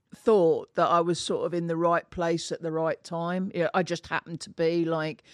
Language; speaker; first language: English; native; English